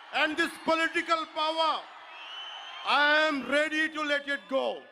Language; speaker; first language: English; non-native, local second language; Telugu